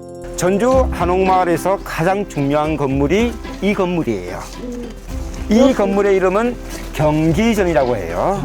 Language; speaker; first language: Korean; native; Korean